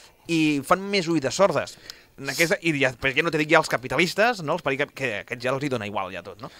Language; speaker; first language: Catalan; non-native, local second language; Spanish